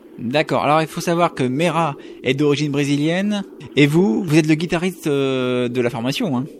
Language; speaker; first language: French; native; French